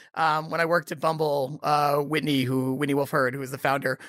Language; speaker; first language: English; native; English